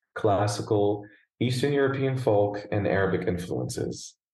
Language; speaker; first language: English; native; English